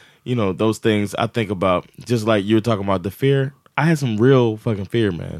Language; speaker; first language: English; native; English